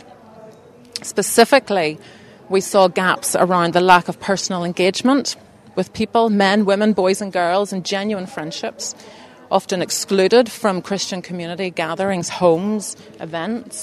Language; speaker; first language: English; native; English